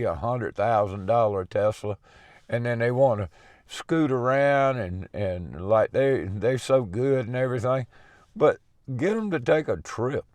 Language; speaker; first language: English; native; English